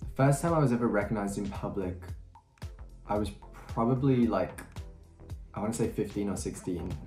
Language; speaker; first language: English; native; English